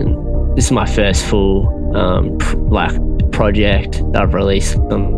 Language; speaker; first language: English; native; English